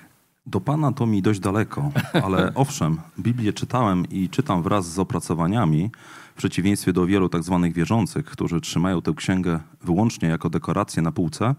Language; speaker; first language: Polish; native; Polish